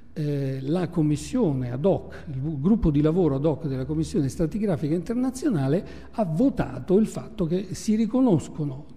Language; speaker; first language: Italian; native; Italian